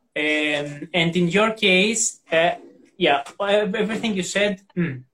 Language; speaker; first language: English; non-native, fluent; Greek